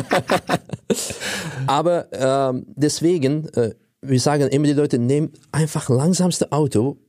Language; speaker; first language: German; non-native, fluent; Russian